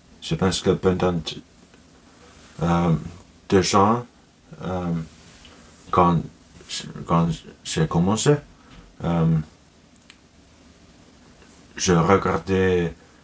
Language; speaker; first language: French; non-native, learner; Finnish